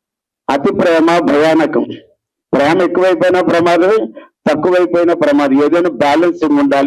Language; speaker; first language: Telugu; native; Telugu